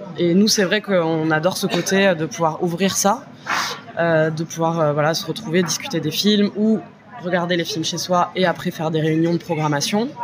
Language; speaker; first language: French; native; French